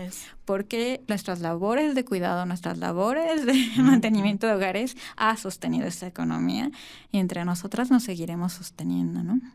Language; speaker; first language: Spanish; native; Spanish